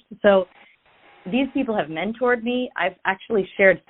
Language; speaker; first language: English; native; English